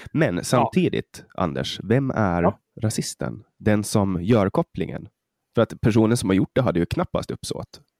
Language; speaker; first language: Swedish; native; Swedish